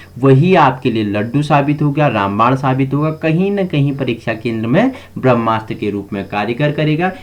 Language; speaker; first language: Hindi; native; Hindi